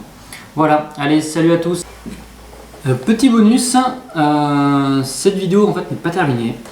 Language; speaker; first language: French; native; French